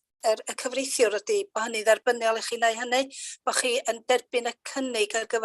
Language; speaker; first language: Welsh; native; Welsh